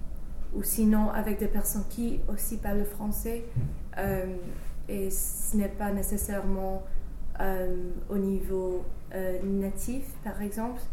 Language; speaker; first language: French; non-native, fluent; English